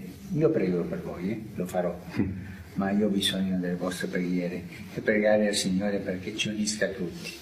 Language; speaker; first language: Italian; non-native, fluent; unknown